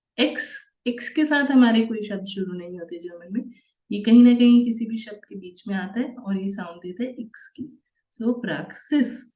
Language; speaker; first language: Hindi; native; Hindi